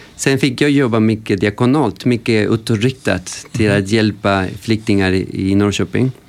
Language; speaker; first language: Swedish; non-native, fluent; Spanish